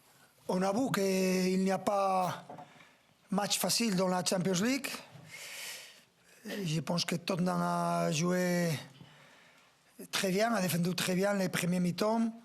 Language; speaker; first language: French; non-native, fluent; Spanish